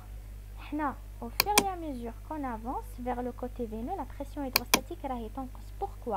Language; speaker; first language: French; non-native, local second language; Arabic